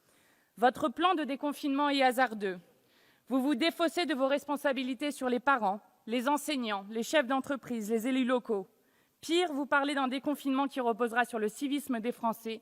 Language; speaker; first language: French; native; French